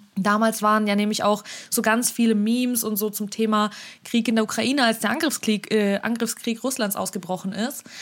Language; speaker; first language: German; early bilingual, other home language; Russian